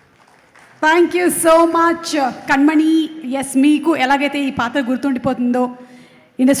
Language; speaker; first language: Telugu; native; Telugu